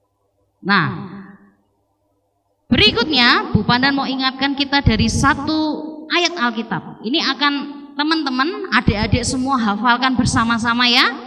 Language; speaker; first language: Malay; non-native, local second language; Javanese